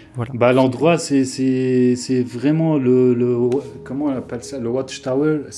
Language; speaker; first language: French; non-native, local second language; Arabic